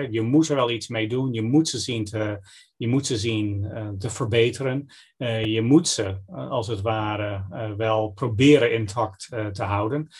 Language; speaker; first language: Dutch; non-native, fluent; English